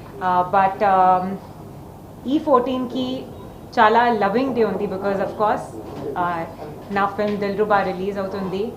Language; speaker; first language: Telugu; non-native, learner; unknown